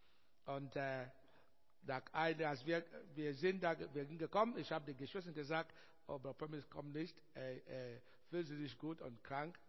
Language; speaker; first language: German; non-native, learner; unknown